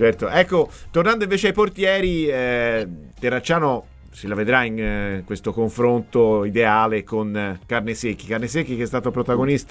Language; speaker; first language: Italian; native; Italian